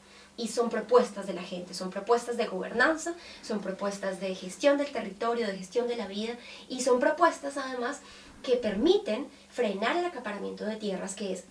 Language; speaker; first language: Spanish; native; Spanish